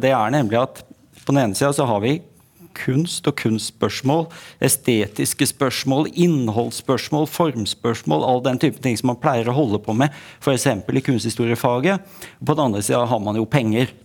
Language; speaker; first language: Norwegian; native; Norwegian